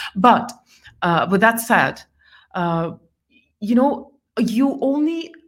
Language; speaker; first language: English; non-native, fluent; Estonian